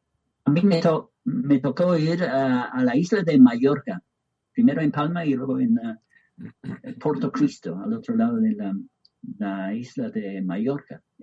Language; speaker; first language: Spanish; non-native, fluent; English